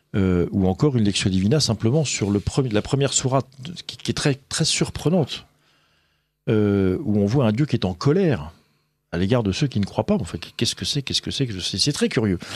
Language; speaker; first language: French; native; French